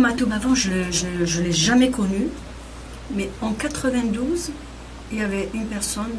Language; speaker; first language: French; non-native, local second language; Kabyle